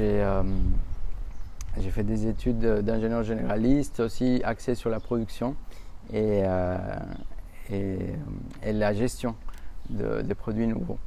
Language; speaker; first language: French; non-native, fluent; Spanish